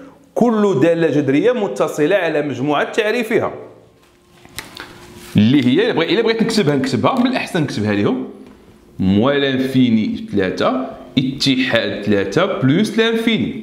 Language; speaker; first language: Arabic; native; Arabic